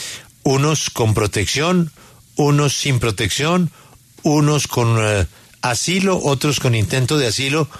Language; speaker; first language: Spanish; native; Spanish